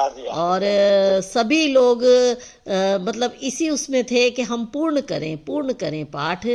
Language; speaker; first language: Hindi; native; Hindi